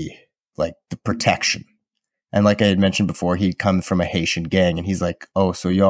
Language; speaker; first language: English; native; English